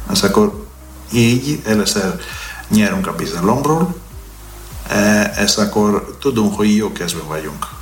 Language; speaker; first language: Hungarian; non-native, fluent; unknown